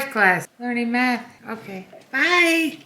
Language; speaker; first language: English; native; English